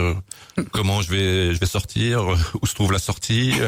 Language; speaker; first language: French; native; French